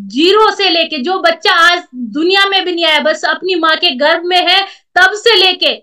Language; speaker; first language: Hindi; native; Hindi